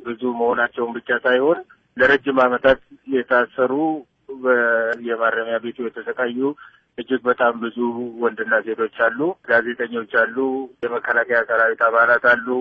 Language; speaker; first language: Amharic; non-native, local second language; Oromo